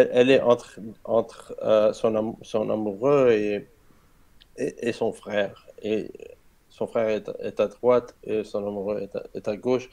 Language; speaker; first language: French; non-native, learner; Arabic